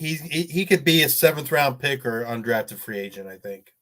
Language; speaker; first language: English; native; English